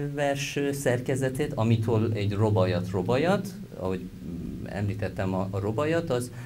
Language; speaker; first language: Hungarian; non-native, fluent; Persian